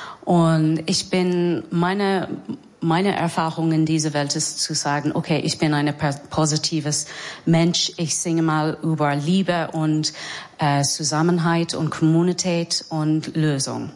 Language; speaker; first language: German; non-native, learner; English